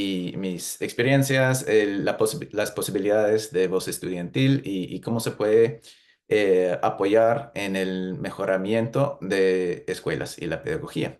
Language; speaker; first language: Spanish; non-native, fluent; English